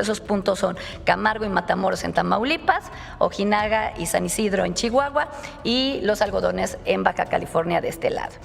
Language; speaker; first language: Spanish; native; Spanish